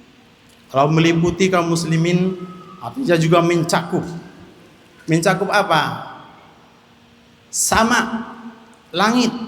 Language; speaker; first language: Indonesian; native; Indonesian